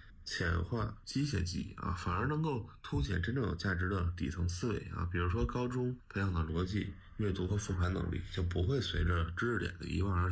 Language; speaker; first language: Chinese; native; Chinese